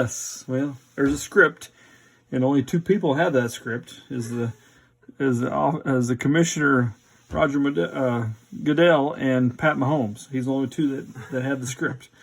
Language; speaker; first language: English; native; English